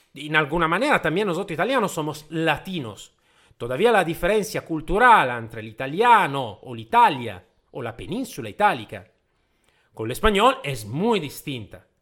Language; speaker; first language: Spanish; non-native, fluent; Italian